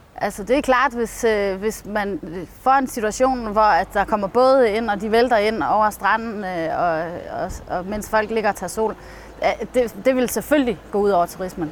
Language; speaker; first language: Danish; native; Danish